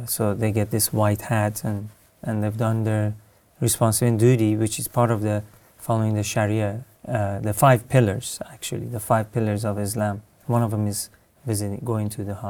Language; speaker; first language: English; non-native, fluent; Persian